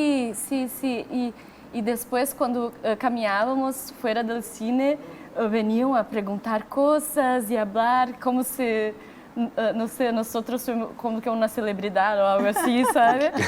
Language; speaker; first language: Spanish; non-native, fluent; Portuguese